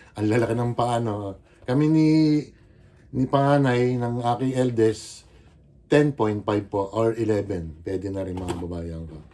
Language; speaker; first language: Filipino; native; Filipino